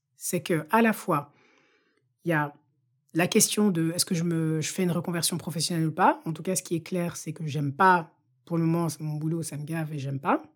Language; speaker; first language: French; non-native, local second language; Bambara